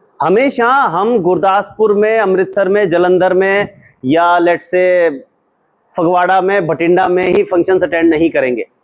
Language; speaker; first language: Hindi; native; Hindi